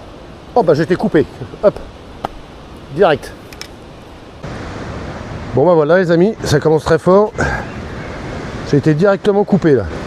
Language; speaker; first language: French; native; French